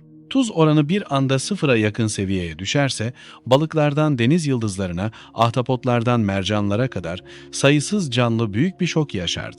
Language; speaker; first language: Turkish; native; Turkish